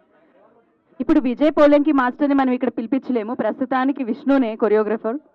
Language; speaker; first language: Telugu; native; Telugu